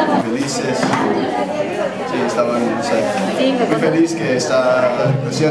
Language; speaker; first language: Spanish; non-native, learner; English